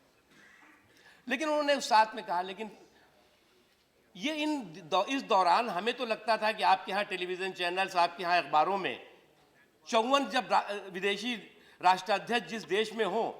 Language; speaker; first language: Hindi; native; Hindi